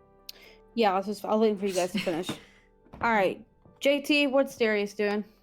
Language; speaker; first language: English; native; English